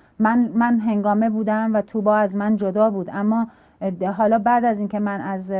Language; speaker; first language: Persian; native; Persian